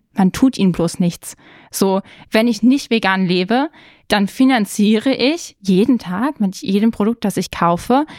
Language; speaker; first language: German; native; German